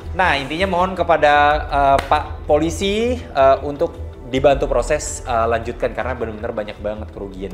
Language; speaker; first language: Indonesian; native; Indonesian